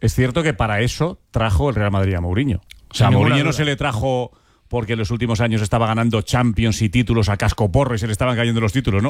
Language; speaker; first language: Spanish; native; Spanish